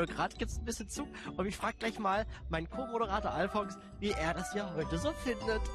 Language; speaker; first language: German; native; German